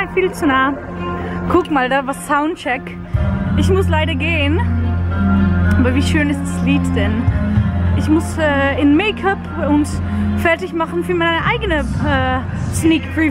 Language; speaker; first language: German; non-native, fluent; Dutch